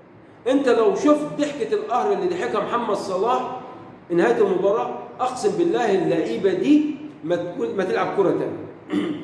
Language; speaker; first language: Arabic; native; Arabic